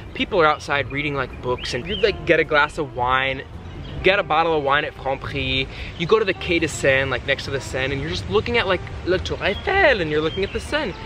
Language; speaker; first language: English; native; English